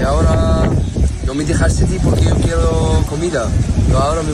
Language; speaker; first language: Spanish; non-native, learner; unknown